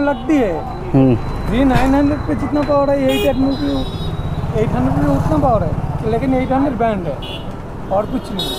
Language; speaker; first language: Hindi; native; Hindi